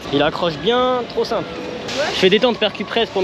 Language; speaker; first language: French; native; French